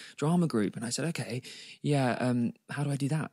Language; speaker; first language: English; native; English